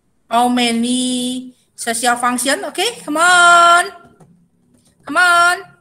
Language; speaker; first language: English; non-native, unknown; Indonesian